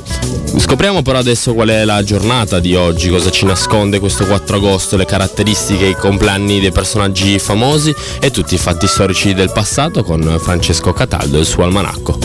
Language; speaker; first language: Italian; native; Italian